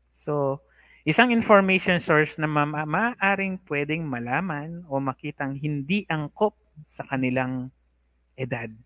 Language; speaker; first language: Filipino; native; Filipino